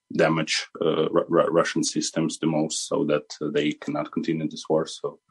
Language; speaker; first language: English; non-native, fluent; Ukrainian